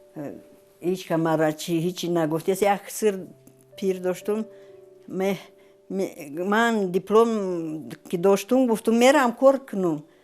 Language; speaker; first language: Tajik; non-native, fluent; Romanian